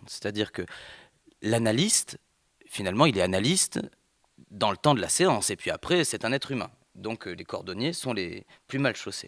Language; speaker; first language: French; native; French